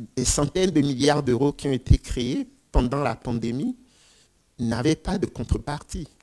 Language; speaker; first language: French; non-native, local second language; Ewe